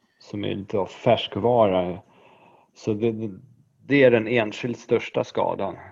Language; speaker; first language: Swedish; non-native, fluent; Polish